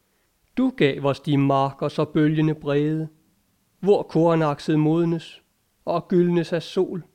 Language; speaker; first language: Danish; native; Danish